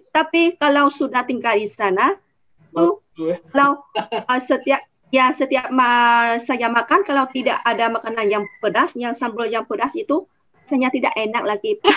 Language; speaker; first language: Indonesian; non-native, fluent; Vietnamese